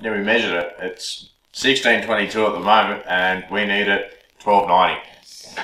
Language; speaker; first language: English; native; English